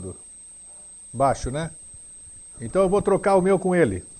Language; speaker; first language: Portuguese; native; Portuguese